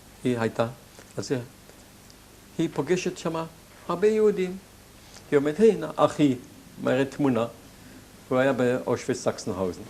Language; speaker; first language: Hebrew; non-native, fluent; German